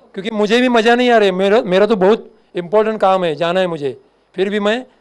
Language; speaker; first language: Hindi; non-native, local second language; Marathi